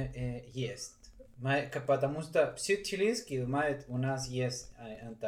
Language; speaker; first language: Russian; non-native, learner; Spanish